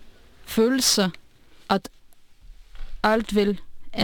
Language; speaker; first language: Danish; non-native, fluent; Russian